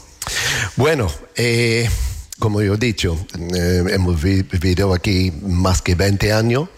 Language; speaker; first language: Spanish; non-native, learner; English